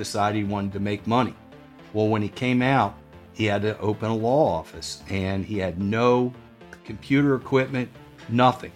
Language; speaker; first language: English; native; English